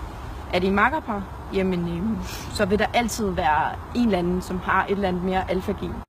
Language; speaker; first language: Danish; native; Danish